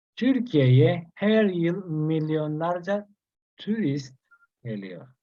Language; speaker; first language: Turkish; non-native, fluent; Spanish